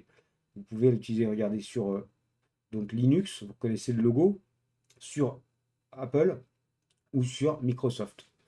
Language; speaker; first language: French; native; French